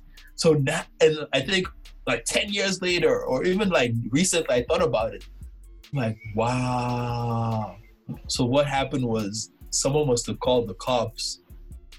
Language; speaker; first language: English; non-native, local second language; Yoruba